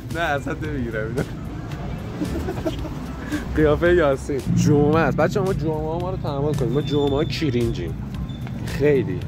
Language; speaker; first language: Persian; native; Persian